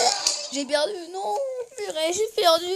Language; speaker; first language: French; native; French